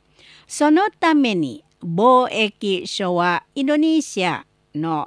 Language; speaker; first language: Japanese; non-native, learner; Indonesian